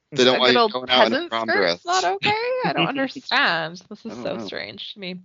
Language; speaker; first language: English; native; English